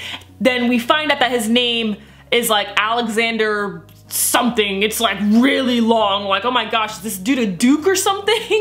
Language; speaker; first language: English; native; English